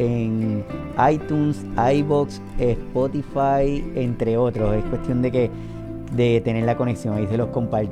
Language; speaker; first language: Spanish; native; Spanish